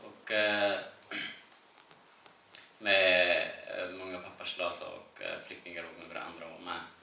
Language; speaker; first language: Swedish; non-native, learner; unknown